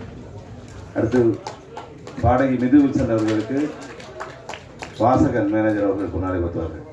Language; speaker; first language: Tamil; native; Tamil